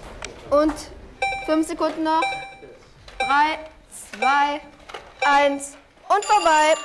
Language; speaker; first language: German; native; German